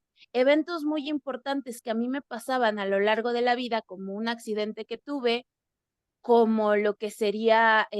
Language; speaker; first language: Spanish; native; Spanish